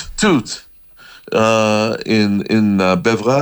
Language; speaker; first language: French; non-native, learner; English